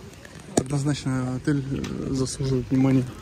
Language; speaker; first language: Russian; native; Russian